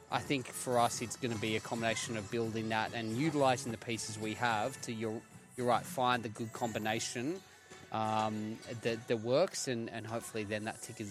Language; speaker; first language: English; native; English